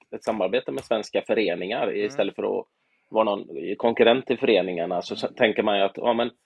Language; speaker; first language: Swedish; native; Swedish